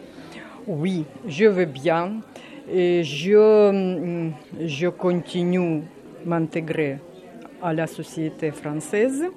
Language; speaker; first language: French; non-native, learner; Russian